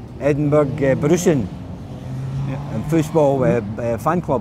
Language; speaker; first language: German; non-native, learner; English